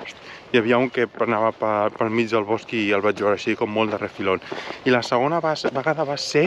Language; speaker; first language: Catalan; native; Catalan